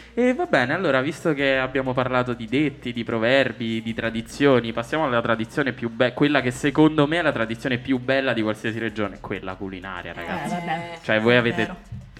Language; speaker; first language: Italian; native; Italian